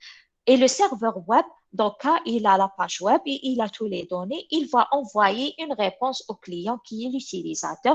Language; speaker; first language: French; non-native, local second language; Arabic